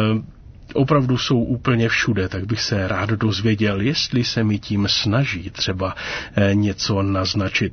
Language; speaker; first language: Czech; native; Czech